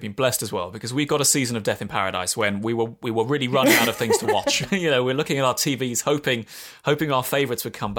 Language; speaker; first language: English; native; English